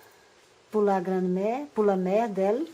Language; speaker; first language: French; non-native, learner; Portuguese